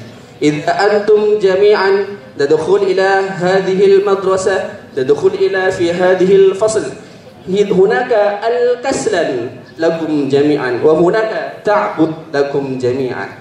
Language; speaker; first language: Arabic; non-native, learner; Indonesian